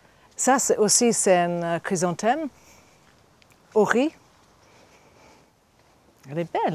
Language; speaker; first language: French; non-native, fluent; English